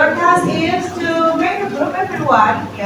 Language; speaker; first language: English; non-native, fluent; Indonesian